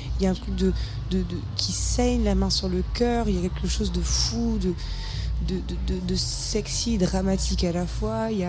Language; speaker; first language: French; native; French